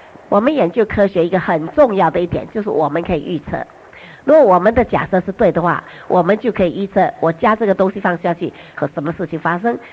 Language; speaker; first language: Chinese; native; Chinese